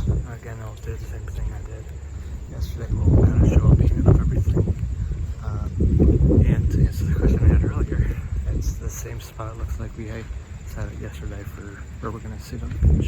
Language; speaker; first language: English; native; English